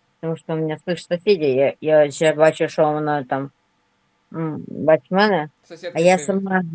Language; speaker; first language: Ukrainian; non-native, local second language; Russian